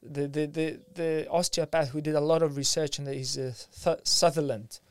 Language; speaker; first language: English; non-native, fluent; Lithuanian